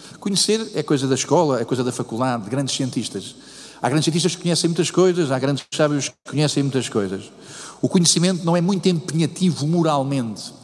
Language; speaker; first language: Portuguese; native; Portuguese